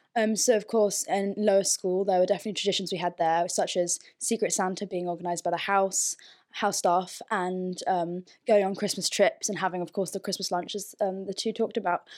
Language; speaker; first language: English; early bilingual, other home language; German